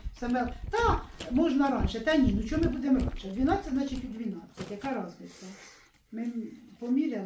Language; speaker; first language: Ukrainian; native; Ukrainian